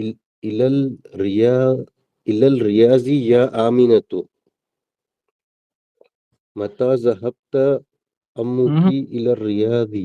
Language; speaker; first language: Arabic; non-native, learner; Urdu